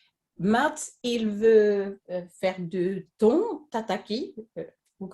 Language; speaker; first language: French; non-native, fluent; Swedish